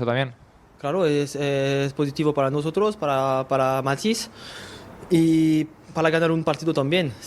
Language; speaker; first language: Spanish; non-native, learner; French